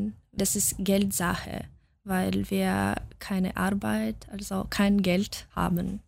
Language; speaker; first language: German; non-native, fluent; Russian